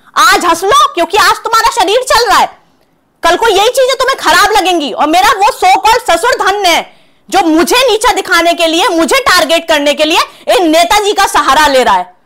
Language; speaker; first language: Hindi; native; Hindi